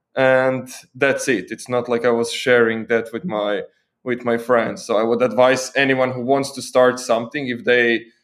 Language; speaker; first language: English; non-native, fluent; Croatian